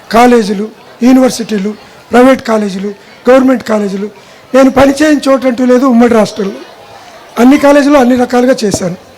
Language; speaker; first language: Telugu; non-native, local second language; Kannada